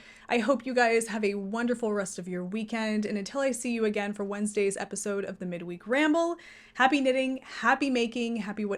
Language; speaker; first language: English; native; English